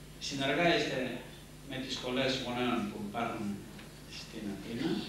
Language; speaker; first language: Greek; native; Greek